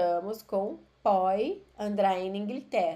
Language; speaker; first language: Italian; non-native, fluent; Portuguese